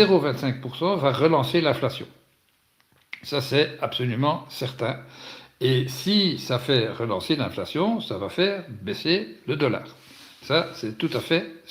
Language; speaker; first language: French; native; French